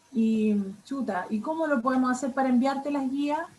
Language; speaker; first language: Spanish; native; Spanish